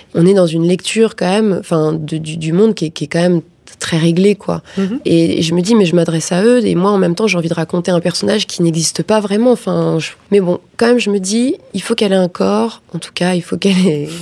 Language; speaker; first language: French; native; French